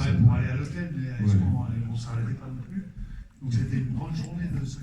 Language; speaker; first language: French; native; French